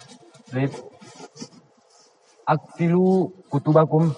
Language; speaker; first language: Arabic; non-native, learner; Indonesian